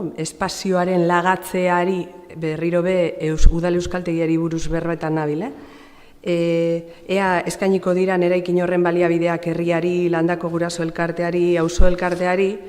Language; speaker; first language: Basque; native; Basque